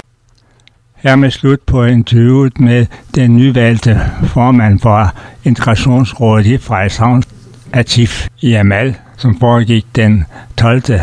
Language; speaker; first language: Danish; native; Danish